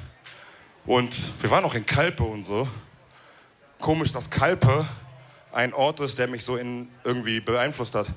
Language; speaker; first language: German; early bilingual, other home language; Wolof